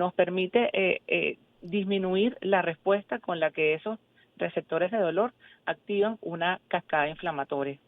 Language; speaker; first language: Spanish; native; Spanish